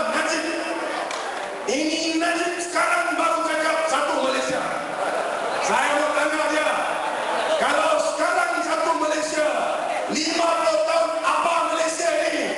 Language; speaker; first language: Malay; non-native, local second language; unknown